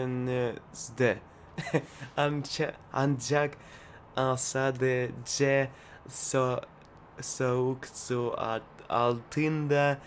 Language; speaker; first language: Turkish; non-native, learner; Russian